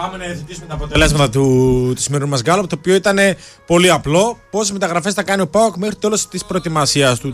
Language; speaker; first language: Greek; native; Greek